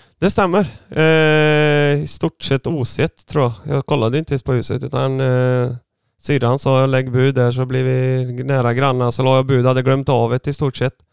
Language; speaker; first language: Swedish; early bilingual, other home language; Bosnian